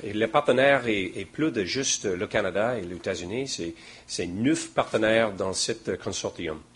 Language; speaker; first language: French; non-native, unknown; English